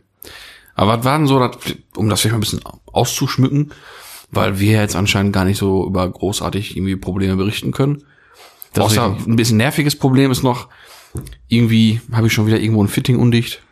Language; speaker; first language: German; native; German